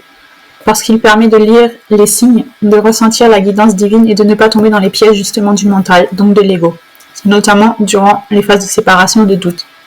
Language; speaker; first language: French; native; French